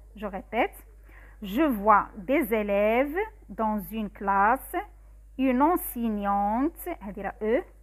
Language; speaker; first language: French; non-native, local second language; Arabic